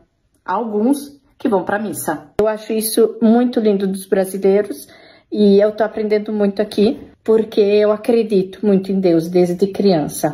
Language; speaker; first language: Portuguese; non-native, fluent; Italian